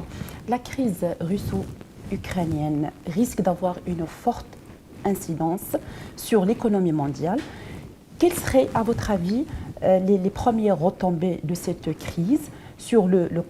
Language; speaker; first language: French; non-native, local second language; Arabic